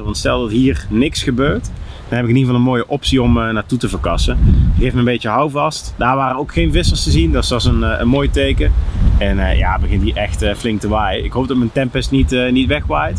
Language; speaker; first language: Dutch; native; Dutch